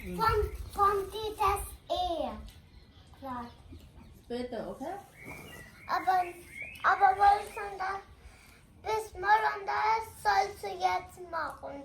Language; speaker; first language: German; early bilingual, other home language; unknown